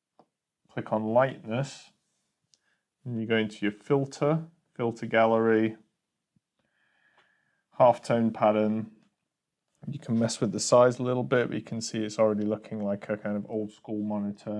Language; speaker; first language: English; native; English